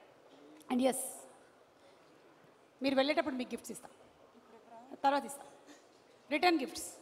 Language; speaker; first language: Telugu; native; Telugu